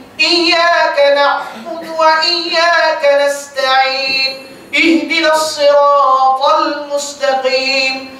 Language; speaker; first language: Malay; native; Malay